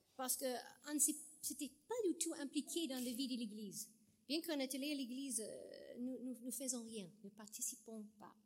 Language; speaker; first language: French; non-native, fluent; English